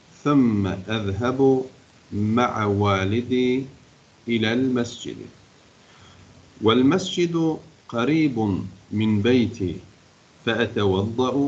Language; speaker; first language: Arabic; non-native, fluent; Turkish